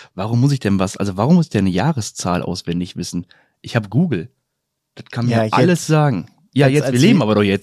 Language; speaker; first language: German; native; German